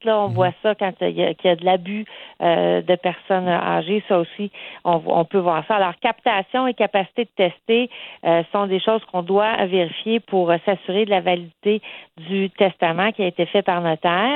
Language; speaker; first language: French; native; French